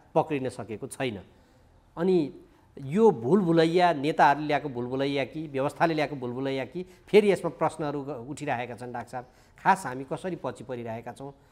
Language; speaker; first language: Nepali; native; Nepali